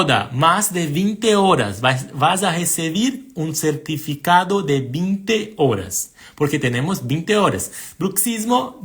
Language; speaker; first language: Spanish; non-native, fluent; Portuguese